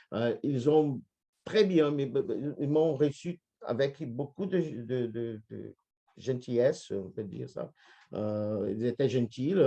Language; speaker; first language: French; non-native, fluent; Portuguese